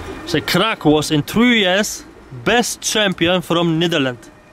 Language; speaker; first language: English; non-native, learner; Polish